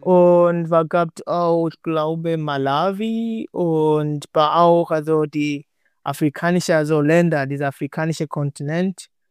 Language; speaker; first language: German; non-native, learner; Swahili